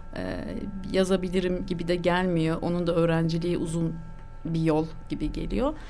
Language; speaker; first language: Turkish; native; Turkish